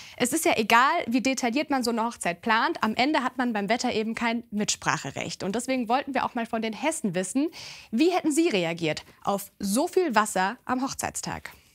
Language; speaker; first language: German; native; German